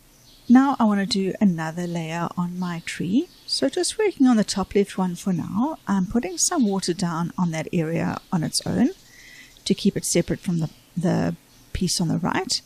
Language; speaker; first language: English; native; English